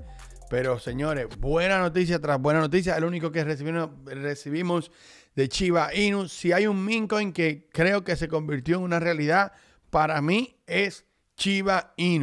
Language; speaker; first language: Spanish; native; Spanish